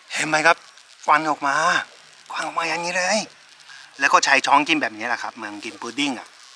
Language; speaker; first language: Thai; non-native, fluent; Japanese